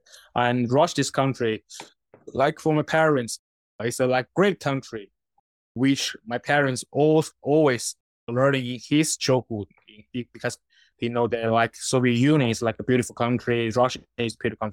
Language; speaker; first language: English; non-native, learner; Chinese